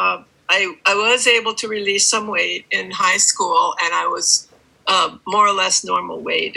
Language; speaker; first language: English; native; English